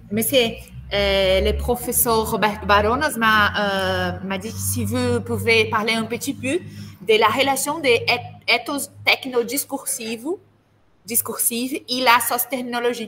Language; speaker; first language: French; non-native, learner; Portuguese